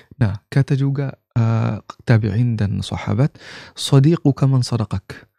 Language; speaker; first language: Indonesian; non-native, fluent; Arabic